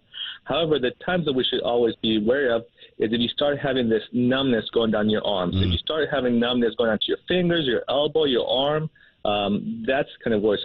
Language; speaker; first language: English; native; English